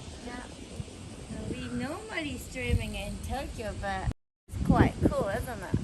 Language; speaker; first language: English; non-native, fluent; Japanese